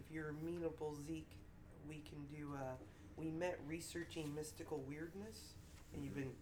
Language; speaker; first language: English; native; English